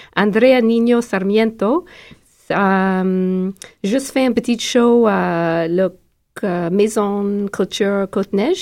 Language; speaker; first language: French; non-native, learner; English